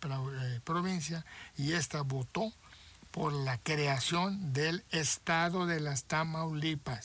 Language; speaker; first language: Spanish; native; Spanish